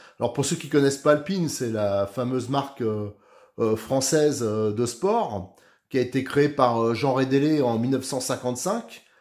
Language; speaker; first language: French; native; French